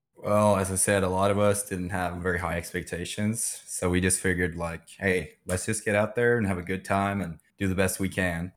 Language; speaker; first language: English; non-native, fluent; Swedish